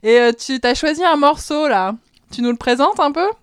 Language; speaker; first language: French; native; French